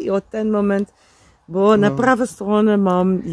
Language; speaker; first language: Polish; non-native, learner; Dutch